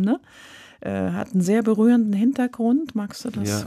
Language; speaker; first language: German; native; German